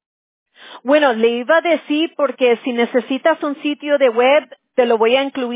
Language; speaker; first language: Spanish; early bilingual, heritage; Spanish